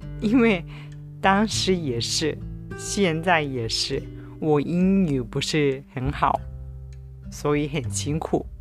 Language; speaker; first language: Chinese; non-native, fluent; Japanese